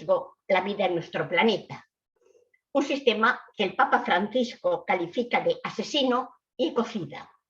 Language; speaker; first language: Spanish; native; Spanish